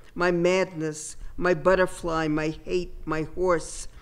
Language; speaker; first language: English; native; English